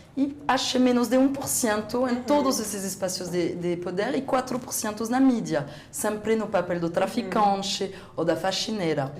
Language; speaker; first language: Portuguese; non-native, fluent; French